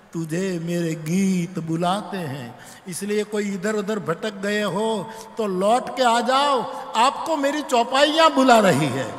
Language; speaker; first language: Hindi; non-native, local second language; Gujarati